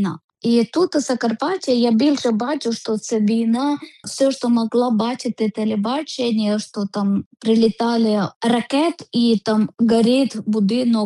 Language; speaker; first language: Ukrainian; non-native, learner; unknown